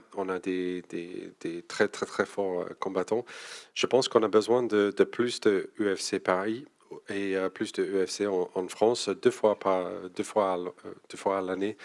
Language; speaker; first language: French; non-native, fluent; English